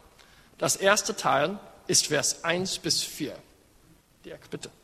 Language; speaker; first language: German; non-native, fluent; English